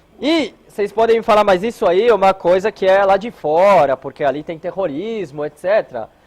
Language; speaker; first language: Portuguese; early bilingual, heritage; Hebrew